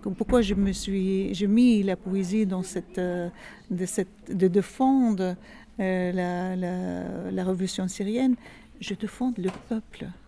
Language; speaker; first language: French; non-native, fluent; Arabic